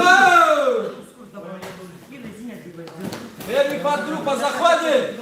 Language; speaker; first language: Russian; native; Russian